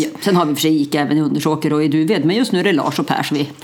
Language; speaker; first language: Swedish; native; Swedish